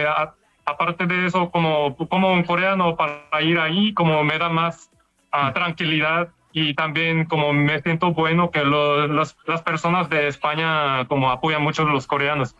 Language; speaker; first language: Spanish; non-native, learner; Korean